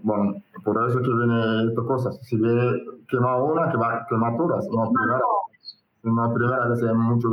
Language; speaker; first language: Spanish; non-native, learner; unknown